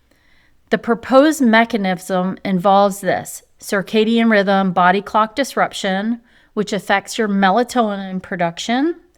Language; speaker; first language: English; native; English